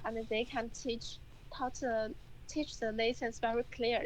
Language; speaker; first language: English; non-native, learner; Chinese